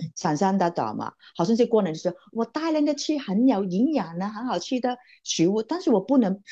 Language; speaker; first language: Chinese; non-native, local second language; Cantonese